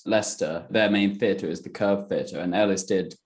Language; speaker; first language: English; native; English